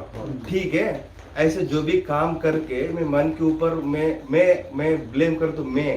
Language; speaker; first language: Hindi; non-native, local second language; Kannada